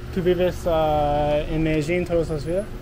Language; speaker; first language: Spanish; non-native, learner; English